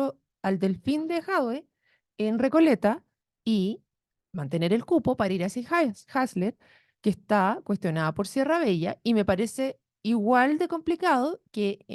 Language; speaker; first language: Spanish; native; Spanish